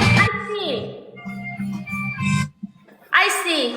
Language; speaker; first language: English; non-native, learner; Korean